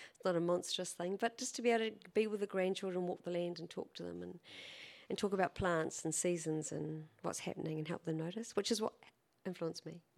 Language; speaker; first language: English; native; English